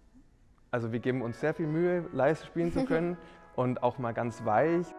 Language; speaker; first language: German; native; German